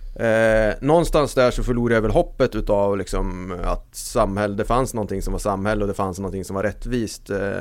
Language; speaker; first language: Swedish; native; Swedish